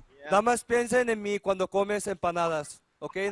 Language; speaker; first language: Spanish; non-native, learner; Korean